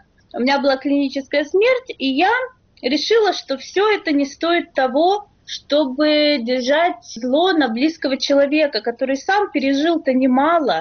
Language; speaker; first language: Russian; native; Russian